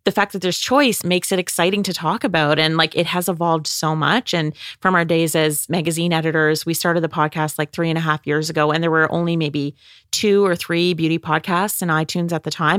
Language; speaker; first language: English; native; English